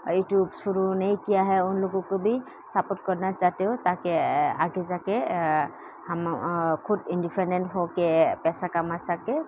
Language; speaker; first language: Hindi; non-native, local second language; Kok Borok